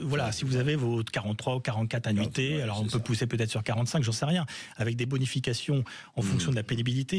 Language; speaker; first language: French; native; French